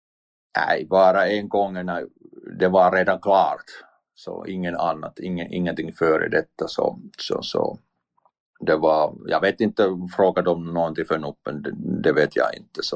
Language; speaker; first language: Swedish; non-native, learner; Finnish